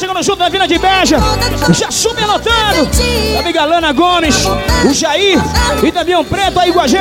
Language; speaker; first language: Portuguese; native; Portuguese